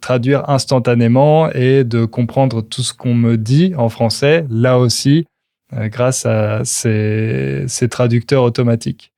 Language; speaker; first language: French; native; French